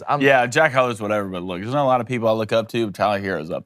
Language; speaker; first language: English; native; English